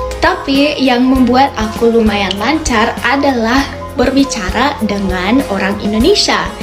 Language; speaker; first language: Indonesian; non-native, fluent; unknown